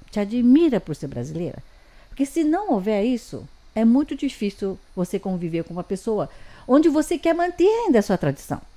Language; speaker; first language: Portuguese; early bilingual, other home language; Chinese